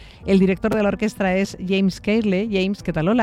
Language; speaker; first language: Spanish; native; Spanish